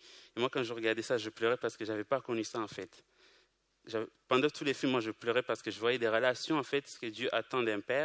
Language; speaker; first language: French; non-native, local second language; Kinyarwanda